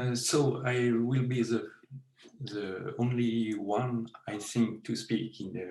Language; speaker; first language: English; non-native, learner; French